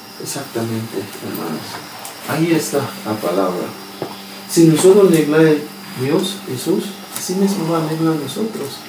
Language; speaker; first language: Spanish; non-native, learner; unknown